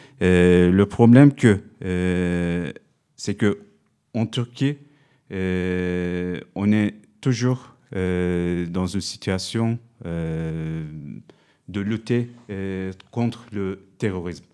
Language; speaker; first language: French; non-native, fluent; Turkish